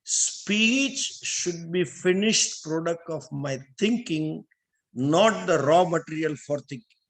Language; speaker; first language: English; non-native, local second language; Gujarati